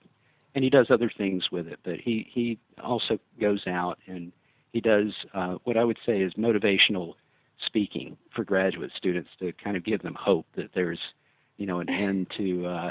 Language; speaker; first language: English; native; English